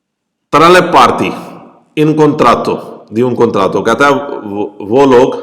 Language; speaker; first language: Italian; non-native, fluent; Urdu